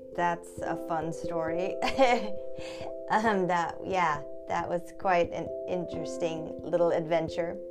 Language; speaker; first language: English; early bilingual, other home language; German